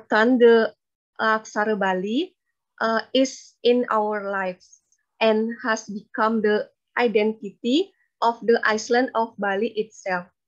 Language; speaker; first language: English; non-native, learner; Indonesian